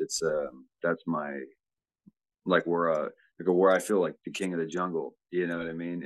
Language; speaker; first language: English; native; English